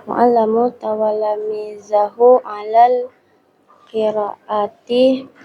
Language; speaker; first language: Arabic; non-native, learner; Indonesian